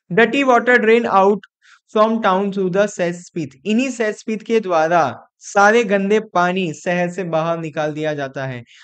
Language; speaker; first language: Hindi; non-native, local second language; Gujarati